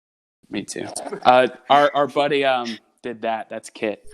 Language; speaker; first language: English; native; English